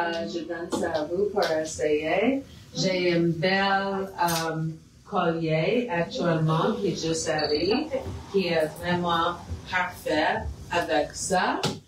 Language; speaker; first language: French; non-native, fluent; English